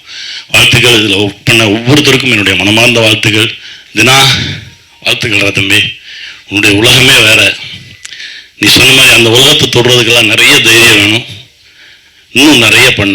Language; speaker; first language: Tamil; native; Tamil